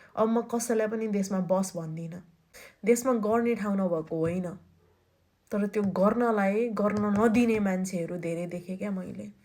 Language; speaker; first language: Nepali; native; Nepali